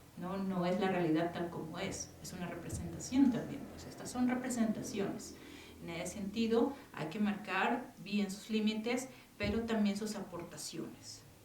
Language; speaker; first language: Spanish; native; Spanish